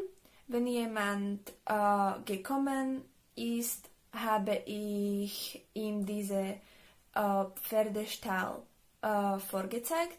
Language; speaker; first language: German; non-native, learner; Slovak